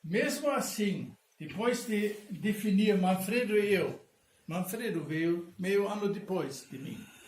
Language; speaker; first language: Portuguese; non-native, fluent; German